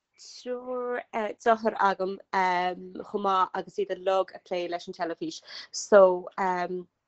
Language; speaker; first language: Irish; native; Irish